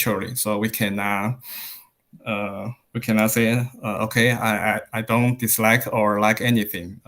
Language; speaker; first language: English; non-native, learner; Chinese